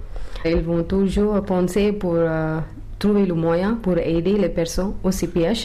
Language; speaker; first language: French; non-native, learner; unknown